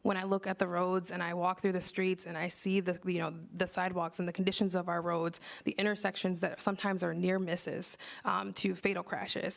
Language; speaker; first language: English; native; English